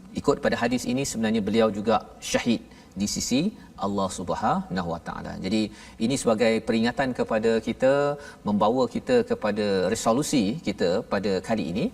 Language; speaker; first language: Malay; native; Malay